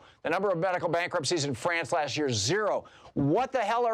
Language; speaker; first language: English; native; English